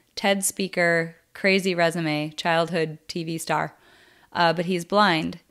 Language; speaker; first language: English; native; English